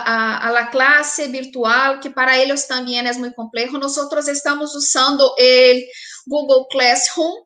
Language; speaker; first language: Spanish; non-native, fluent; Portuguese